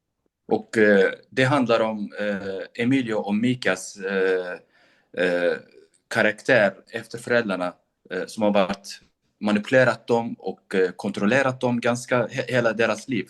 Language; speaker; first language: Swedish; non-native, local second language; Kurdish